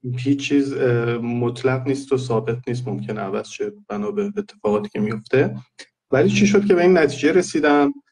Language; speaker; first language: Persian; native; Persian